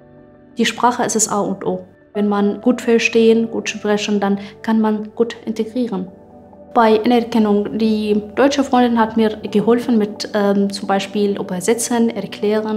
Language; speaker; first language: German; non-native, fluent; Arabic